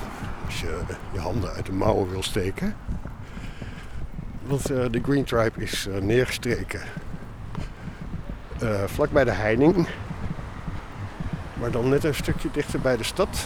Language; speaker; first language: Dutch; native; Dutch